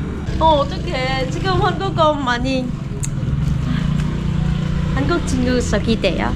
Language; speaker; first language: Korean; non-native, learner; Vietnamese